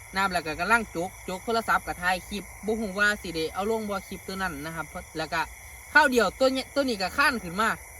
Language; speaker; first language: Thai; native; Thai